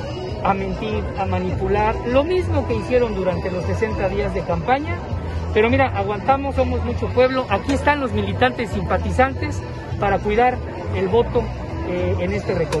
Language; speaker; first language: Spanish; native; Spanish